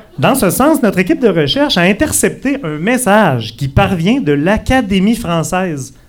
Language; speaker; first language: French; native; French